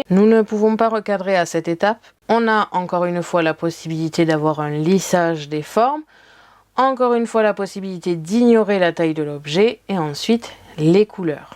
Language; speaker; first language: French; native; French